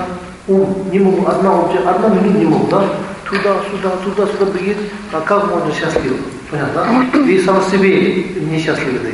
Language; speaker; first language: Russian; non-native, learner; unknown